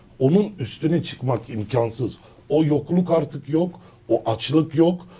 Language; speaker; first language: Turkish; early bilingual, heritage; Turkish